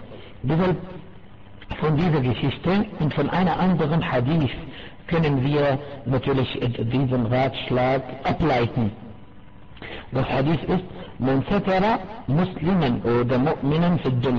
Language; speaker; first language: German; non-native, fluent; Arabic